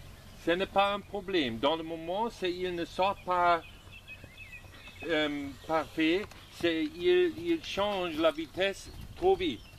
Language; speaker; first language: French; non-native, learner; German